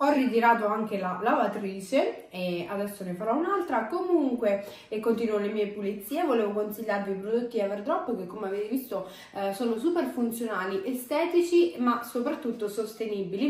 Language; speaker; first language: Italian; native; Italian